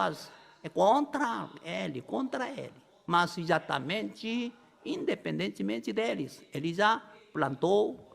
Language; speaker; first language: Portuguese; non-native, learner; Korean